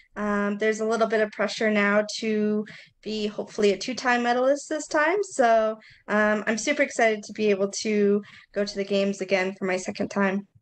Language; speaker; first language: English; native; English